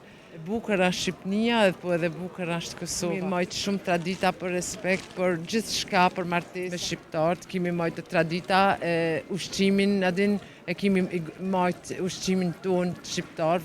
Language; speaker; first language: Albanian; early bilingual, heritage; Albanian